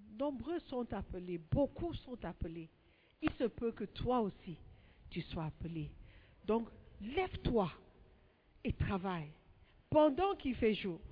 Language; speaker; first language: French; non-native, fluent; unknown